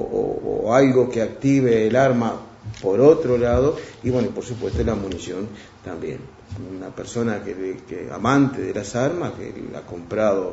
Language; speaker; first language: Spanish; native; Spanish